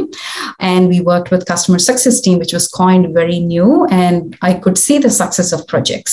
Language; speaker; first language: English; non-native, local second language; Tamil